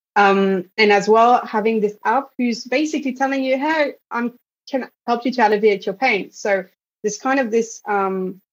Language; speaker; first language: English; non-native, fluent; French